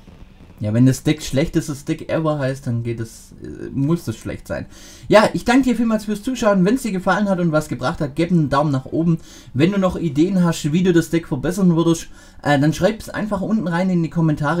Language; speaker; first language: German; native; German